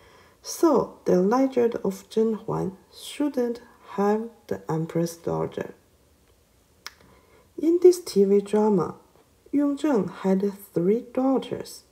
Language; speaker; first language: English; non-native, learner; Chinese